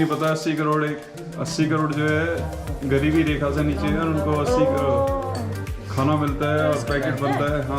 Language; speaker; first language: Hindi; native; Hindi